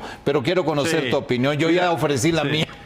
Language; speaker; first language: Spanish; native; Spanish